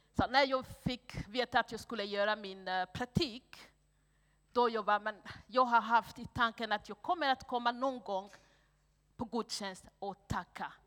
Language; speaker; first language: Swedish; non-native, fluent; Rundi